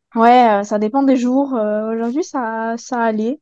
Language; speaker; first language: French; native; French